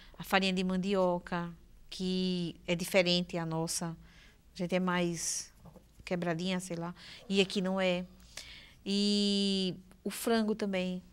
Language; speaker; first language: Portuguese; native; Portuguese